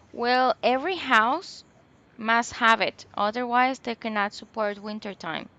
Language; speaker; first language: English; non-native, local second language; Spanish